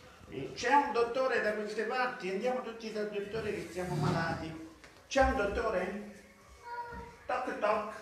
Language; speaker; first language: Italian; native; Italian